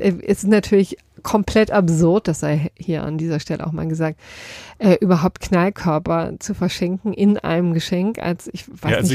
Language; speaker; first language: German; native; German